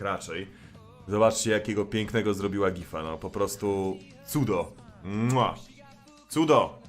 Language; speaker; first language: Polish; native; Polish